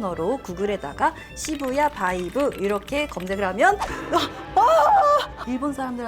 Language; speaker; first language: Korean; native; Korean